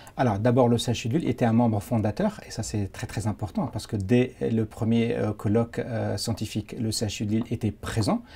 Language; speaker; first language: French; non-native, local second language; Arabic